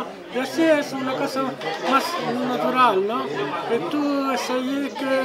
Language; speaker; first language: Spanish; non-native, fluent; Italian